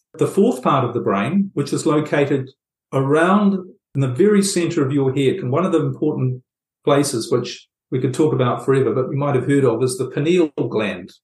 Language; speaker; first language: English; native; English